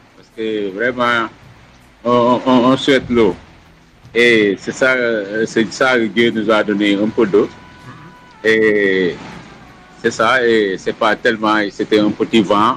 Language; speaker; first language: French; non-native, local second language; Wolof